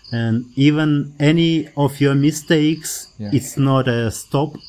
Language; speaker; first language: English; non-native, fluent; Kazakh